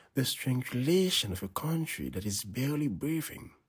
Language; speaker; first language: English; non-native, fluent; Haitian Creole